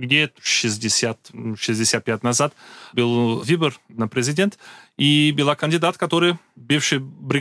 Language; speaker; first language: Russian; non-native, learner; Portuguese